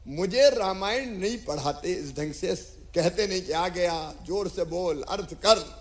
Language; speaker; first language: Hindi; native; Hindi